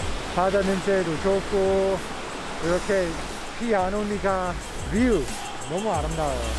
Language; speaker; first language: Korean; non-native, fluent; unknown